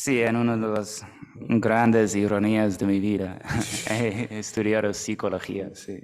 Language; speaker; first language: Spanish; non-native, fluent; English